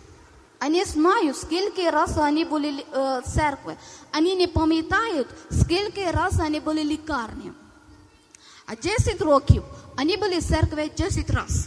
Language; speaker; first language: Ukrainian; non-native, learner; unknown